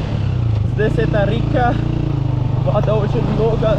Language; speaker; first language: Russian; non-native, learner; Pashto